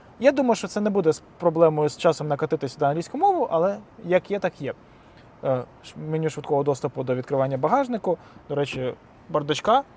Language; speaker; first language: Ukrainian; non-native, local second language; Russian